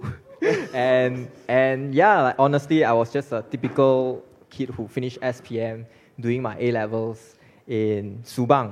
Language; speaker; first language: English; non-native, local second language; Chinese